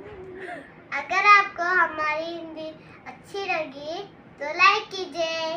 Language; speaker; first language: Hindi; non-native, local second language; Tamil